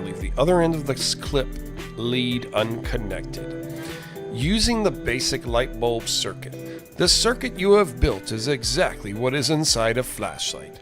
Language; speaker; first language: English; native; English